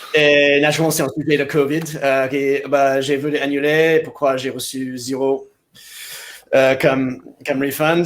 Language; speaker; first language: French; non-native, fluent; English